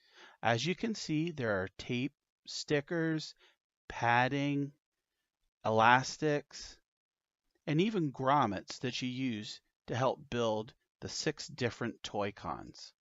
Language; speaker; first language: English; native; English